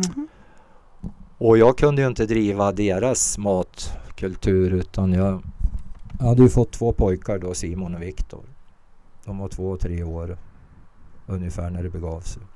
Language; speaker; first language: Swedish; native; Swedish